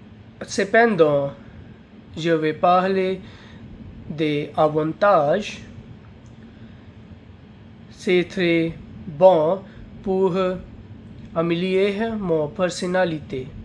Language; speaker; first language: French; non-native, learner; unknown